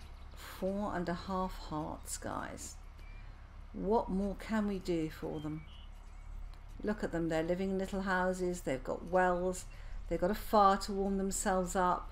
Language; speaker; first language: English; native; English